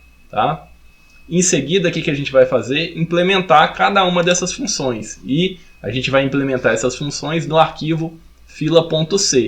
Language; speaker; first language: Portuguese; native; Portuguese